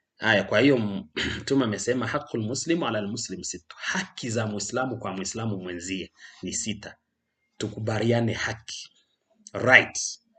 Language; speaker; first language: Swahili; non-native, local second language; Rundi